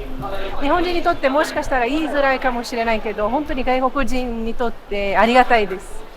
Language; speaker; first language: Japanese; non-native, fluent; Portuguese